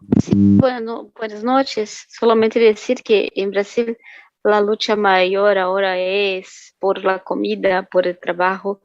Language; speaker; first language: Spanish; non-native, fluent; Portuguese